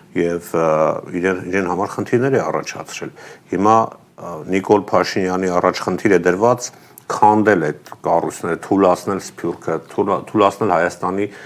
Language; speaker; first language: Armenian; native; Armenian